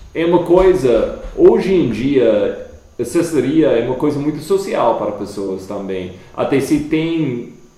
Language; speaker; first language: Portuguese; non-native, fluent; English